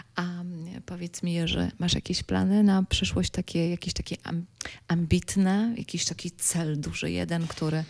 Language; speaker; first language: Polish; native; Polish